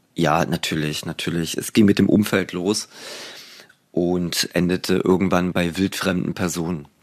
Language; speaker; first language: German; native; German